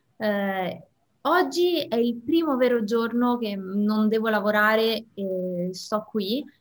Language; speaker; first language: Italian; native; Italian